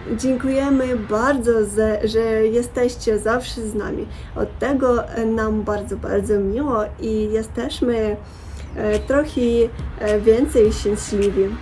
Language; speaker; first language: Polish; non-native, learner; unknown